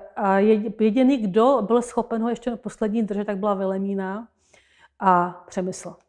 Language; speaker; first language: Czech; native; Czech